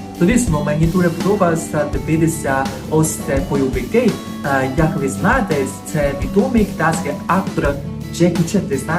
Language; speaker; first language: Ukrainian; non-native, learner; Chinese